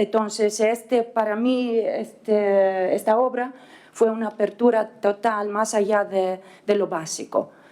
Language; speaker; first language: Spanish; non-native, fluent; Greek